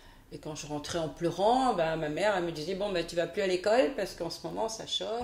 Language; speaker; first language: French; native; French